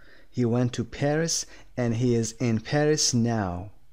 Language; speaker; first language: English; non-native, fluent; Persian